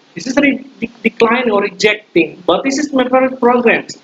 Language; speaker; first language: English; non-native, fluent; Indonesian